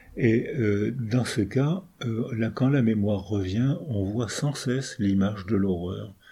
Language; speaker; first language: French; native; French